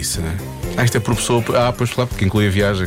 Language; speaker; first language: Portuguese; native; Portuguese